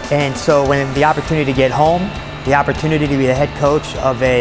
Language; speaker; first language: English; native; English